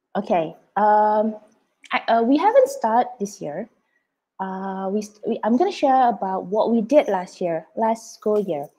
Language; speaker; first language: English; non-native, fluent; Indonesian